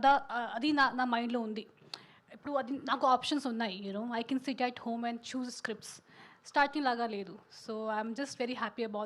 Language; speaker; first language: Telugu; non-native, fluent; Hindi